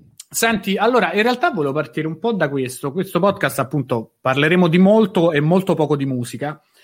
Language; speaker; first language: Italian; native; Italian